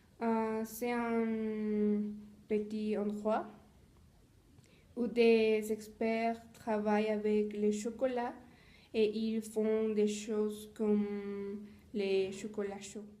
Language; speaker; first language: French; non-native, learner; Spanish